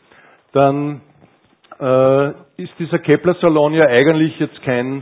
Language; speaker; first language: German; native; German